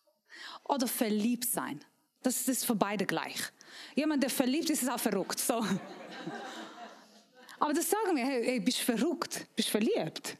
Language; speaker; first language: German; non-native, learner; Persian